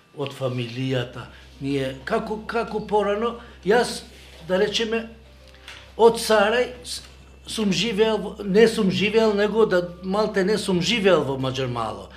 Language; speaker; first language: Macedonian; non-native, local second language; Albanian